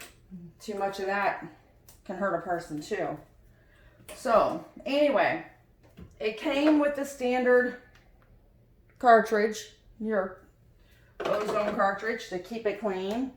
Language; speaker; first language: English; native; English